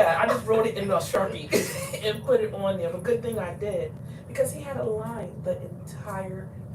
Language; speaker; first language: English; native; English